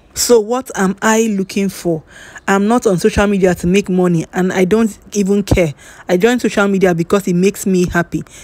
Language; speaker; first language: English; native; English